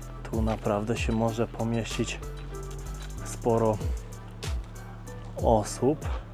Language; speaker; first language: Polish; native; Polish